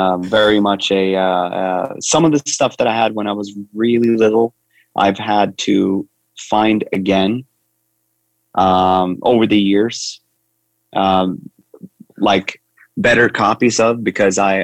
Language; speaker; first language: English; non-native, fluent; Swedish